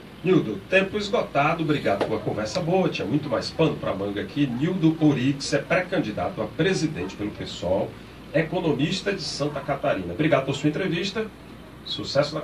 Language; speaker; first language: Portuguese; native; Portuguese